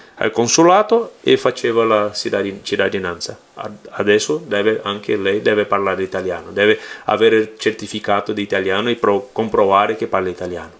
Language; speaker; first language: Italian; non-native, learner; Portuguese